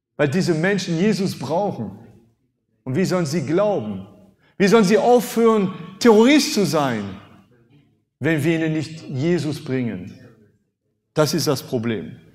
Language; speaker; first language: German; non-native, fluent; French